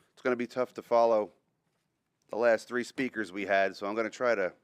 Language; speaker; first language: English; native; English